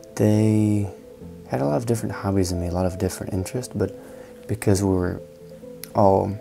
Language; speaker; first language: English; native; English